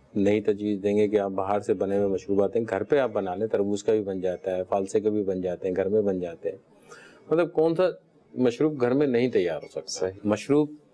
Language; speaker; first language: Urdu; native; Urdu